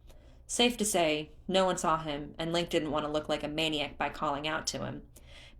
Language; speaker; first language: English; native; English